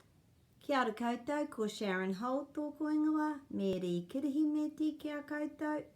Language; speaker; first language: Māori; non-native, learner; English